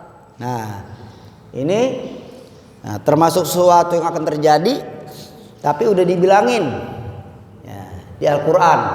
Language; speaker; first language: Malay; native; Malay